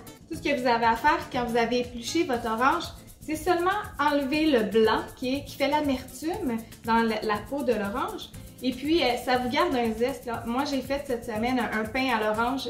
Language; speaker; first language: French; native; French